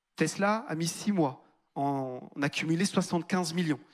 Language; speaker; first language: French; native; French